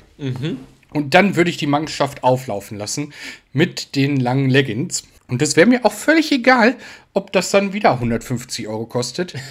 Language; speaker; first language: German; native; German